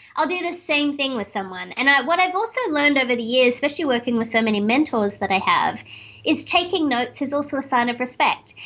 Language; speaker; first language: English; native; English